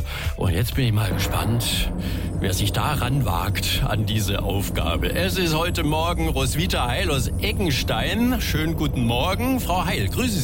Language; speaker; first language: German; native; German